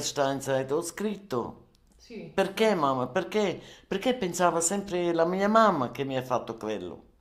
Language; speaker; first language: Italian; non-native, learner; German